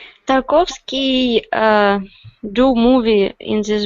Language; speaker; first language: English; non-native, learner; Russian